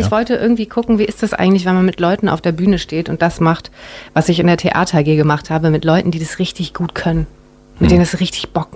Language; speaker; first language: German; native; German